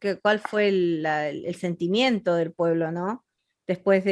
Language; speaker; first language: Spanish; native; Spanish